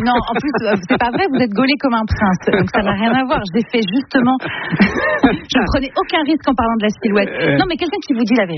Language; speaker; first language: French; native; French